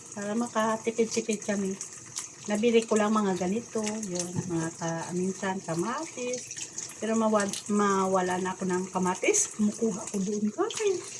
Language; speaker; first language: Filipino; non-native, local second language; Cebuano